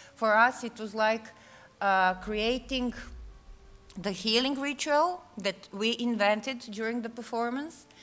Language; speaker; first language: English; non-native, fluent; Serbian